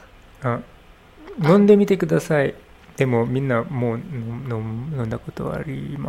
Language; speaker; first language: Japanese; non-native, learner; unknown